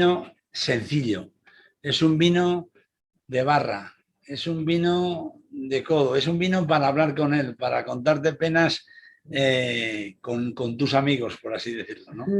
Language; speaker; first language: Spanish; native; Spanish